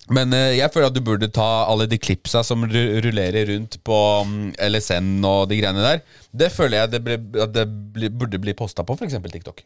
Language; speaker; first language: Norwegian; early bilingual, other home language; Polish